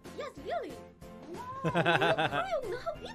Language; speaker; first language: English; non-native, learner; Korean